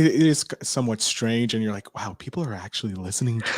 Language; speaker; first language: English; native; English